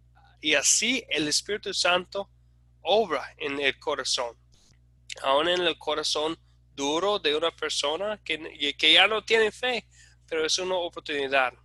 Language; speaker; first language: Spanish; non-native, fluent; English